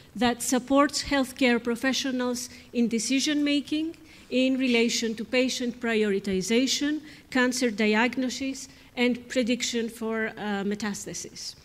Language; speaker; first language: English; non-native, fluent; Greek